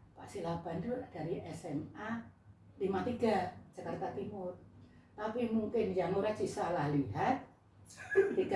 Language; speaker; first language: Indonesian; non-native, local second language; Javanese